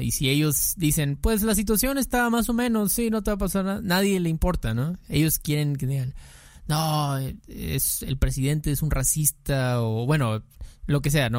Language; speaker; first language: Spanish; native; Spanish